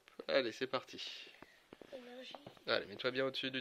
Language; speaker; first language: French; native; French